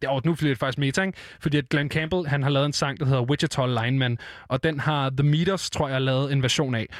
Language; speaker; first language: Danish; native; Danish